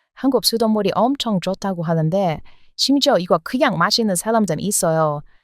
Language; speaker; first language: Korean; non-native, fluent; English